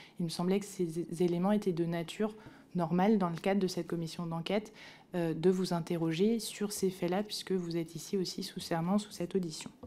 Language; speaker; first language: French; native; French